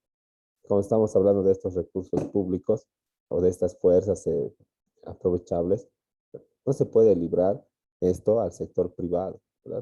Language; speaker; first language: Spanish; native; Spanish